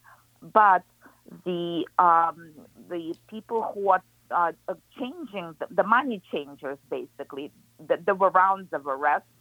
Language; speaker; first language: English; non-native, fluent; Ukrainian